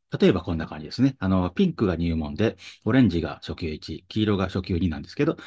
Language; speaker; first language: Japanese; native; Japanese